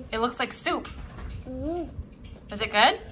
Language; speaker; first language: English; native; English